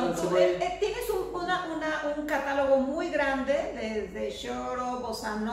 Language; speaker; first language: Spanish; native; Spanish